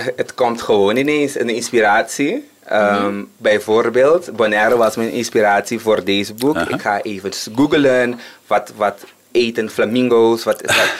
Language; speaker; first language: Dutch; non-native, local second language; Papiamento